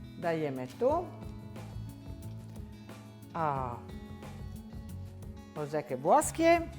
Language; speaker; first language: Polish; non-native, learner; Italian